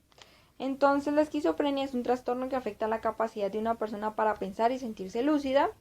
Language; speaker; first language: Spanish; native; Spanish